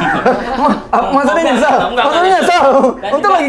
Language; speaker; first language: Indonesian; native; Indonesian